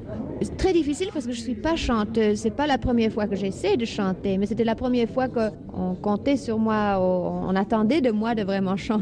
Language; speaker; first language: French; non-native, fluent; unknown